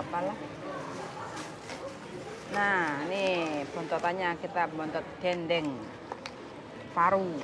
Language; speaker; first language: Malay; non-native, local second language; Javanese